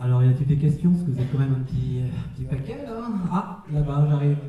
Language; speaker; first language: French; native; French